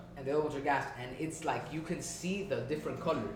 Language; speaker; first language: English; early bilingual, heritage; Spanish